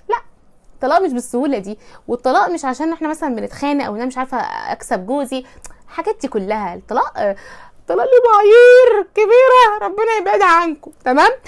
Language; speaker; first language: Arabic; native; Arabic